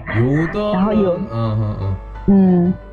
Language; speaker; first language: Chinese; non-native, learner; Korean